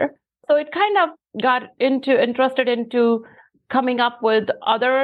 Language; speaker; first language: English; non-native, local second language; Punjabi